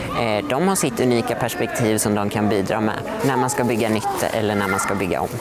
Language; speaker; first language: Swedish; native; Swedish